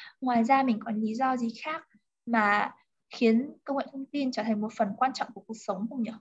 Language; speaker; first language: Vietnamese; native; Vietnamese